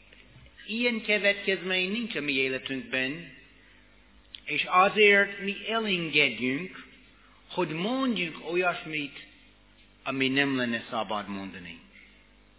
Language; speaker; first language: Hungarian; non-native, fluent; English